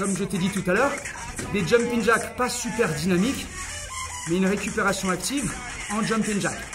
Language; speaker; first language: French; native; French